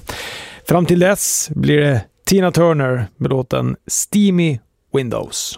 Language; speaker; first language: Swedish; native; Swedish